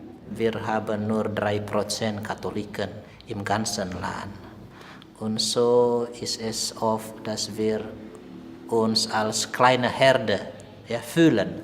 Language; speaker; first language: German; non-native, fluent; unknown